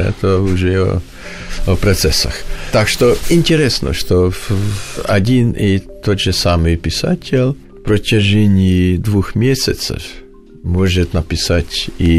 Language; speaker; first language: Russian; non-native, learner; Hungarian